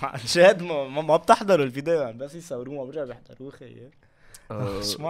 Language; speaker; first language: Arabic; native; Arabic